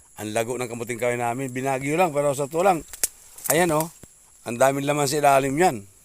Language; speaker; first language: Filipino; non-native, local second language; Cebuano